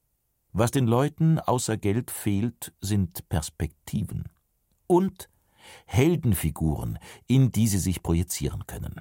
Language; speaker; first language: German; native; German